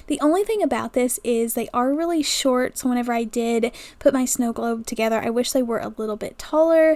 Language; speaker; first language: English; native; English